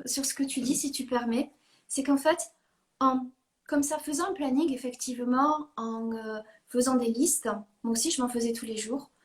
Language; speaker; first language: French; native; French